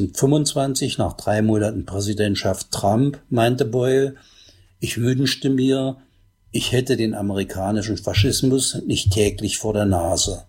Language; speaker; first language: German; native; German